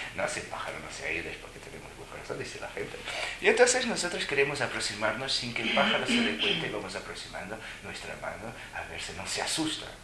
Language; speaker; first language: Spanish; non-native, fluent; Portuguese